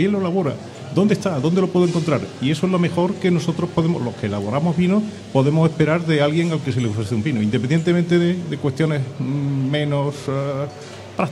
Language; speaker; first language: Spanish; native; Spanish